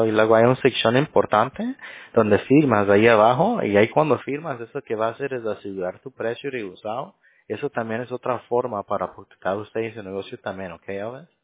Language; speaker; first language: Spanish; early bilingual, heritage; Spanish